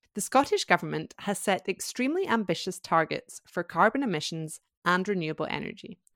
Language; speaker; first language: English; native; English